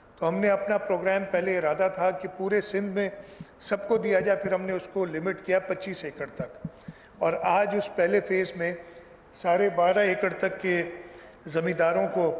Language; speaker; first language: Urdu; non-native, local second language; Sindhi